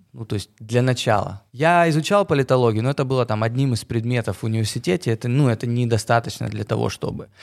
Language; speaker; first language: Russian; native; Russian